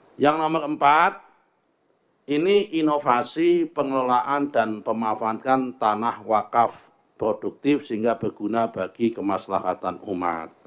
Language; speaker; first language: Indonesian; native; Indonesian